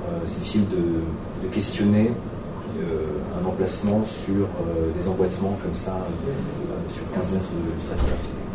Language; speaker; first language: French; native; French